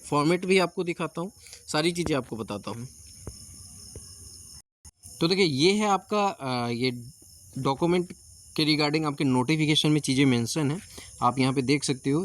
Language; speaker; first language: Hindi; native; Hindi